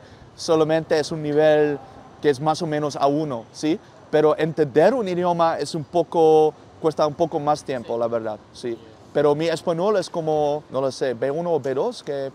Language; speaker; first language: Spanish; non-native, learner; Dutch